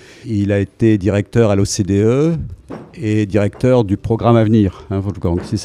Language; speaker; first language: French; native; French